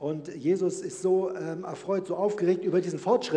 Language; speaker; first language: German; native; German